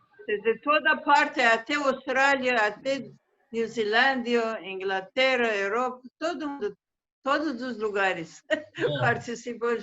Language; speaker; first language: Portuguese; non-native, fluent; Persian